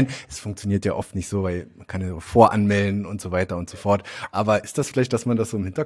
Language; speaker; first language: German; native; German